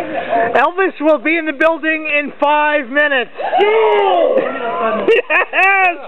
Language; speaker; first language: English; native; English